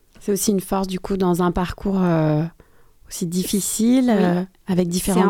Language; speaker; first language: French; native; French